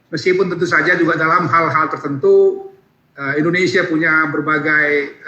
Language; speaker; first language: Indonesian; native; Indonesian